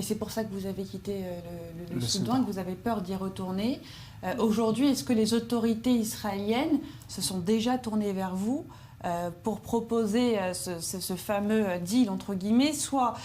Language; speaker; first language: French; native; French